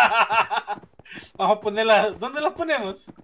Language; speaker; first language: Spanish; native; Spanish